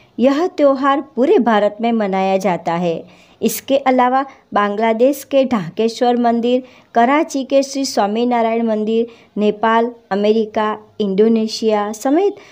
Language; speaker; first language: Hindi; non-native, local second language; Gujarati